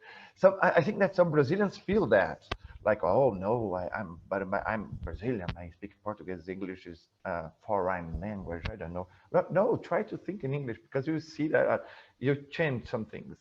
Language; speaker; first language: English; non-native, fluent; Portuguese